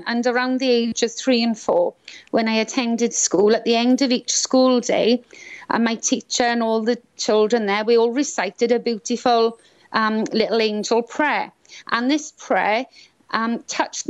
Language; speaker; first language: English; native; English